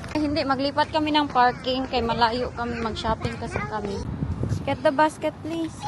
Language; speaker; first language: Filipino; non-native, local second language; Cebuano